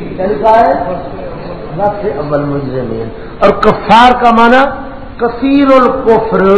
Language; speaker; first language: Urdu; non-native, local second language; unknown